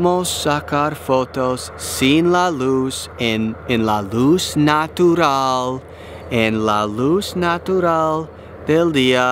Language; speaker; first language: Spanish; non-native, learner; English